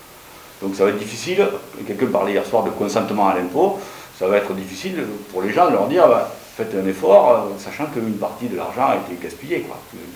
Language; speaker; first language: French; native; French